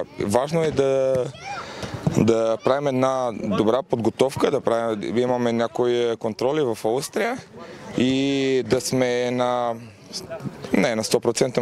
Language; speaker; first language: Bulgarian; non-native, learner; Romanian